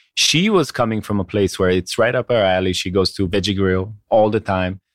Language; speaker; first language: English; non-native, fluent; Hebrew